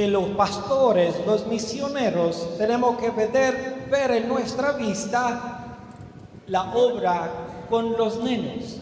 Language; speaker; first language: Spanish; non-native, learner; Romanian